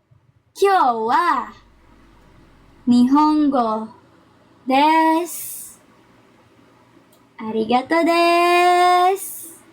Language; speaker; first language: Japanese; non-native, learner; Filipino